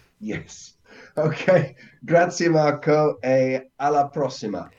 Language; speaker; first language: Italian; non-native, learner; English